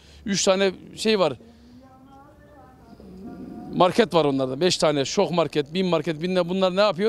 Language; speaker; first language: Turkish; native; Turkish